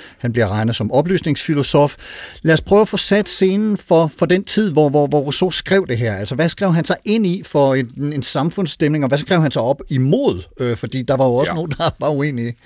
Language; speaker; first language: Danish; native; Danish